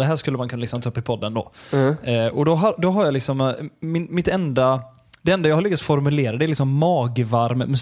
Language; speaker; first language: Swedish; native; Swedish